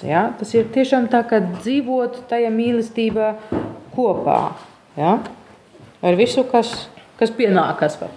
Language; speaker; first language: Latvian; non-native, fluent; German